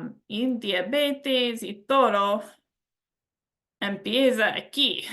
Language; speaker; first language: Spanish; non-native, learner; English